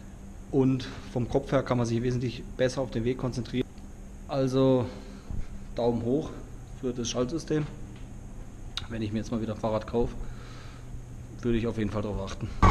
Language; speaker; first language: German; native; German